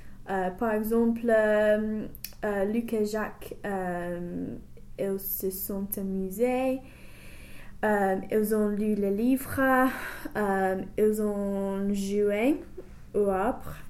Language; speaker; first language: French; non-native, learner; English